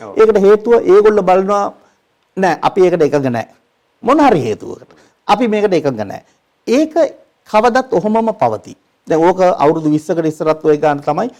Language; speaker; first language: Sinhala; non-native, local second language; Tamil